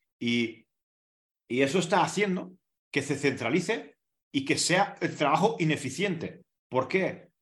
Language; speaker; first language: Spanish; non-native, fluent; Hungarian